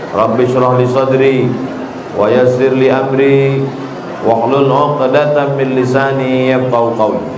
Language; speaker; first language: Indonesian; native; Indonesian